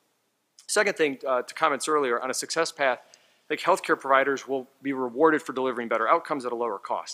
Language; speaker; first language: English; native; English